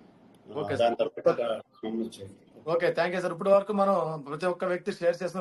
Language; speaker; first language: Telugu; native; Telugu